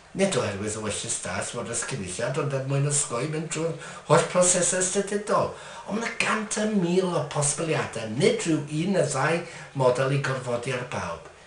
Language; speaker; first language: Welsh; native; Welsh